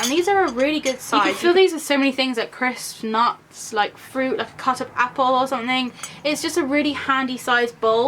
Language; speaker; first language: English; native; English